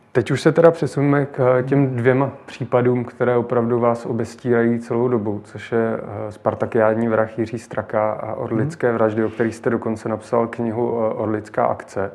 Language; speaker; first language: Czech; native; Czech